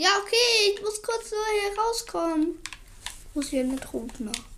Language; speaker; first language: German; native; German